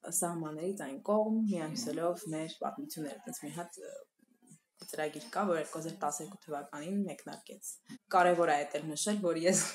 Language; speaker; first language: Armenian; early bilingual, heritage; Armenian